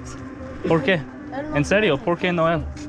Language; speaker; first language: Spanish; non-native, learner; English